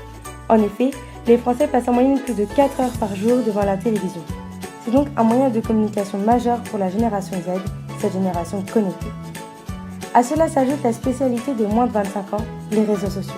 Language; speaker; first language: French; native; French